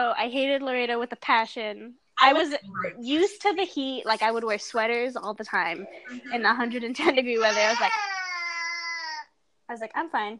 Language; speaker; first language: English; native; English